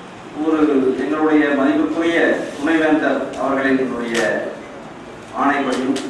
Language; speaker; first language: Tamil; native; Tamil